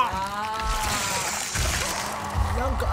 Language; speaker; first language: Japanese; non-native, fluent; Indonesian